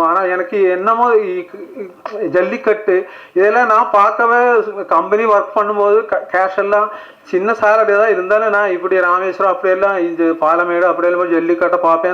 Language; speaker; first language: Tamil; non-native, learner; Malayalam